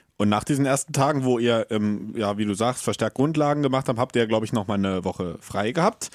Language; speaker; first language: German; native; German